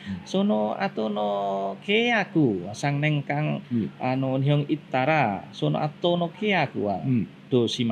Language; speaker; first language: Japanese; non-native, fluent; Indonesian